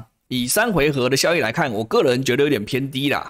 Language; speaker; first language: Chinese; native; Chinese